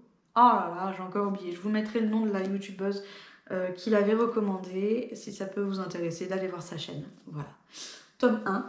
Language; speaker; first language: French; native; French